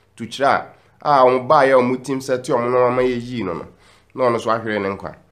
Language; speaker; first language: English; non-native, local second language; Akan